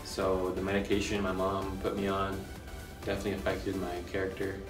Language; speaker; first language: English; native; English